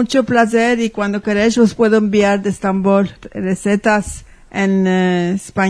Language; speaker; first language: Spanish; early bilingual, heritage; Ladino